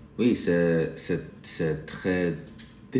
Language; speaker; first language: French; non-native, learner; English